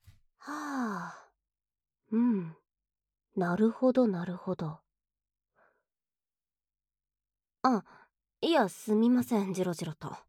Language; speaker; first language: Japanese; native; Japanese